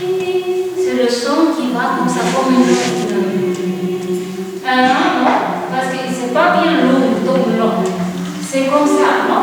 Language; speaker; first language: French; non-native, fluent; Italian